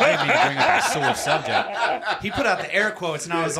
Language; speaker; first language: English; native; English